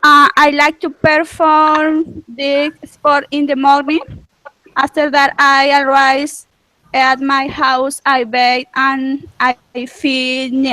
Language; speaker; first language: English; non-native, learner; Spanish